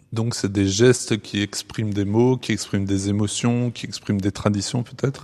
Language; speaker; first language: French; native; French